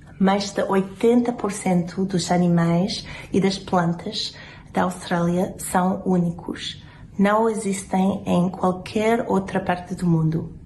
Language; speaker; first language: Portuguese; non-native, fluent; English